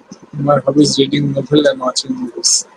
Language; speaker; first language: English; non-native, learner; Bangla